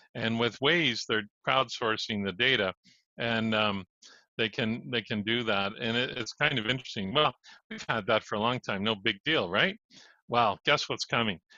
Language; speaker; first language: English; native; English